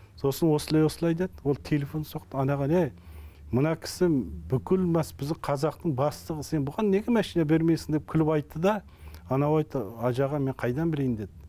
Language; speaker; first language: Kazakh; early bilingual, heritage; Kazakh